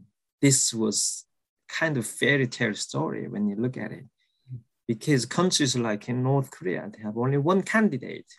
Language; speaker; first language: English; non-native, fluent; Korean